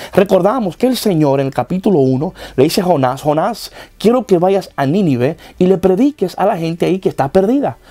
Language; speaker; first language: Spanish; native; Spanish